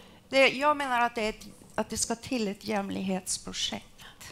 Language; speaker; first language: Swedish; non-native, fluent; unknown